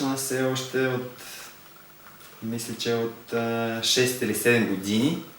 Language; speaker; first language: Bulgarian; non-native, learner; Russian